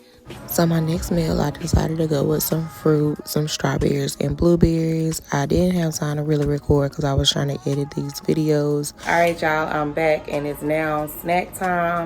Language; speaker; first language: English; native; English